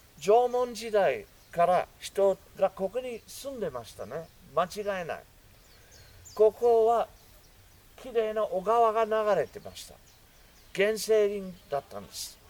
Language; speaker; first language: Japanese; non-native, fluent; English